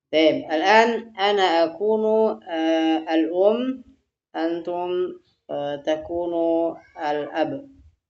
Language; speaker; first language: Arabic; non-native, fluent; Indonesian